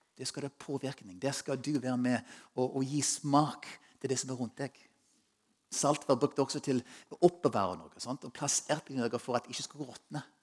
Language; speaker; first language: Norwegian; non-native, fluent; English